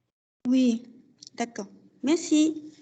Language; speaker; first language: French; non-native, learner; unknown